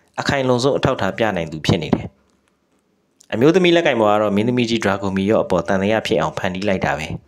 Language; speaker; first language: Burmese; native; Burmese